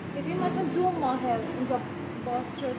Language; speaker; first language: Persian; native; Persian